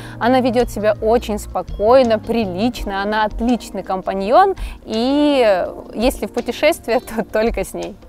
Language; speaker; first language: Russian; native; Russian